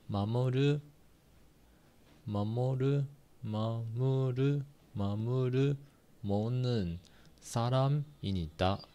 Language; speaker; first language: Korean; non-native, learner; Chinese